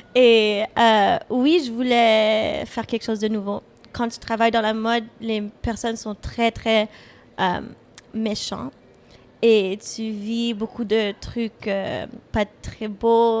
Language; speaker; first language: French; non-native, fluent; English